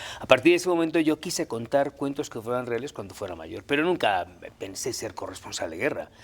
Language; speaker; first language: Spanish; native; Spanish